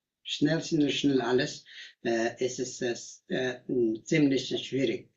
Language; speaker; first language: German; non-native, learner; Tibetan